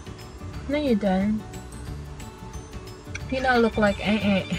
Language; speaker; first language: English; non-native, local second language; Indonesian